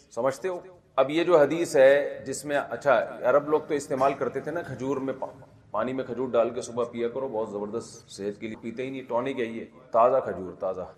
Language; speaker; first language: Urdu; native; Urdu